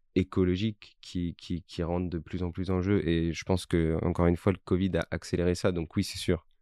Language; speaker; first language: French; native; French